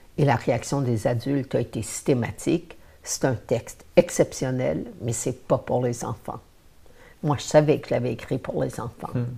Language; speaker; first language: French; native; French